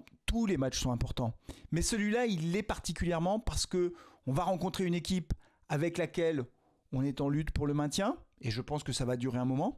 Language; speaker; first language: French; native; French